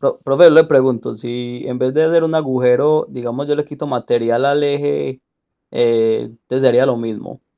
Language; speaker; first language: Spanish; native; Spanish